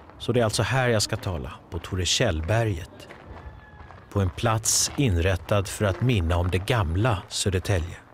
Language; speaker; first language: Swedish; early bilingual, other home language; Polish